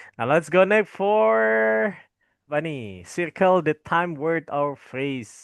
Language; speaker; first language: English; non-native, fluent; Indonesian